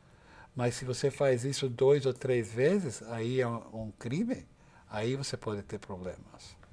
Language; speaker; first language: Portuguese; non-native, fluent; English